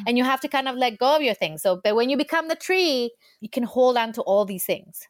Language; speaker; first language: English; early bilingual, heritage; English